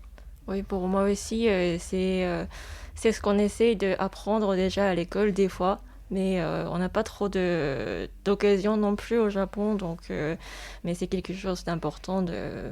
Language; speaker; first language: French; non-native, fluent; Japanese